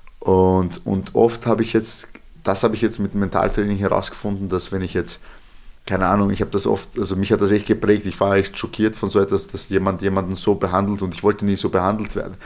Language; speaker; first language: German; early bilingual, other home language; Serbian